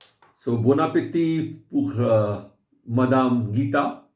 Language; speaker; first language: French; non-native, fluent; Hindi